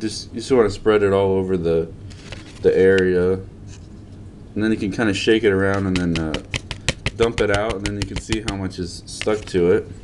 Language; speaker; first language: English; native; English